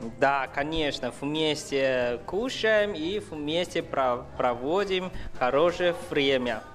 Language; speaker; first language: Russian; non-native, fluent; Chinese